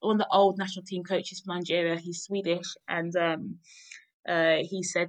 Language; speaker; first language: English; native; English